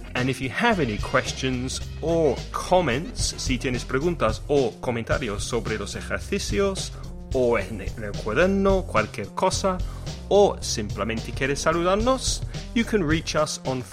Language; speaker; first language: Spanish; non-native, fluent; English